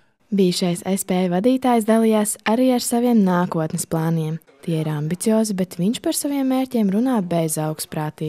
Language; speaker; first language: Latvian; native; Latvian